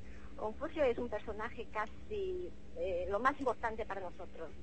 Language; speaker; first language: Spanish; non-native, fluent; Chinese